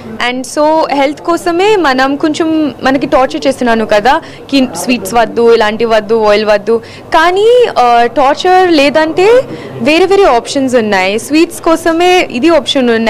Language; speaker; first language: Telugu; non-native, learner; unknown